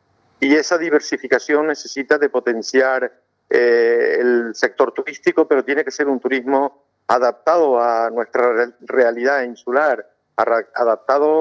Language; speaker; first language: Spanish; native; Spanish